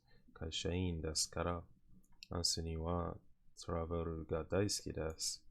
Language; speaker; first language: Japanese; non-native, learner; English